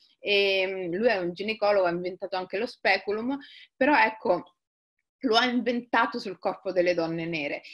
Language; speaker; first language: Italian; early bilingual, other home language; Somali